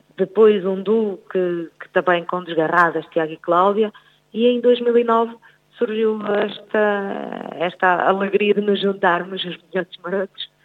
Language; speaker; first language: Portuguese; native; Portuguese